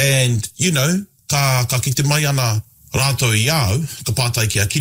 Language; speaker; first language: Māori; non-native, local second language; English